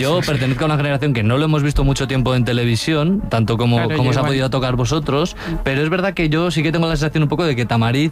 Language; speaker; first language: Spanish; native; Spanish